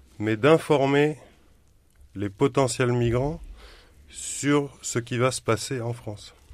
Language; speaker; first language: French; native; French